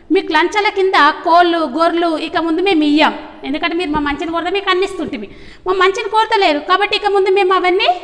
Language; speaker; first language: Telugu; native; Telugu